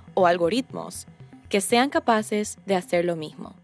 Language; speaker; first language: Spanish; early bilingual, heritage; Spanish